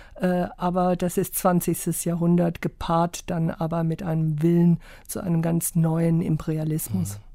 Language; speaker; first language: German; early bilingual, other home language; English